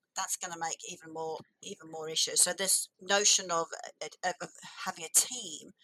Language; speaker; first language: English; native; English